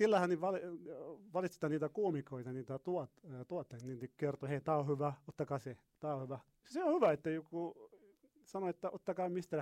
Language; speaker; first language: Finnish; non-native, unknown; Arabic